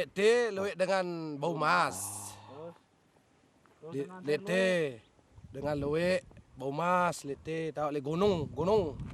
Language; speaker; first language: Indonesian; non-native, local second language; Sasak